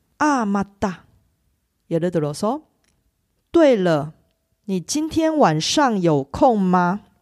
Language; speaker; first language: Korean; non-native, local second language; Chinese